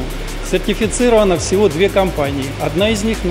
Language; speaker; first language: Russian; native; Russian